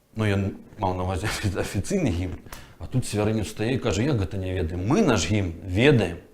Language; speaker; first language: Belarusian; native; Belarusian